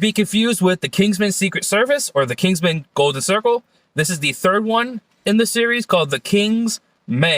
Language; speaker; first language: English; native; English